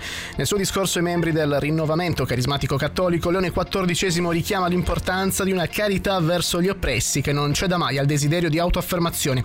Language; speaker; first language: Italian; native; Italian